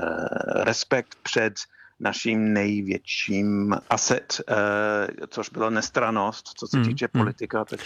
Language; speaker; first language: Czech; non-native, fluent; English